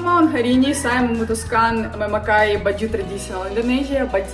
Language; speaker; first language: Indonesian; non-native, learner; Ukrainian